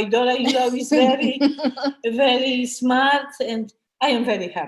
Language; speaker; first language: English; non-native, learner; Polish